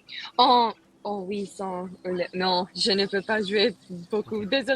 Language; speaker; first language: French; non-native, learner; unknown